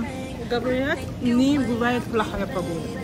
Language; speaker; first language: Russian; non-native, fluent; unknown